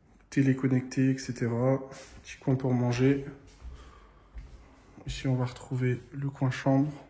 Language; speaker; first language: French; native; French